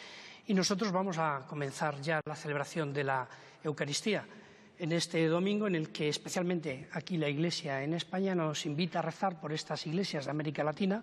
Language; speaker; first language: Spanish; native; Spanish